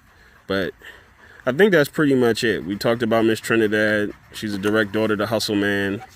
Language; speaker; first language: English; native; English